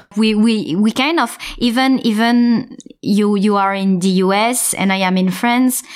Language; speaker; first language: English; non-native, fluent; French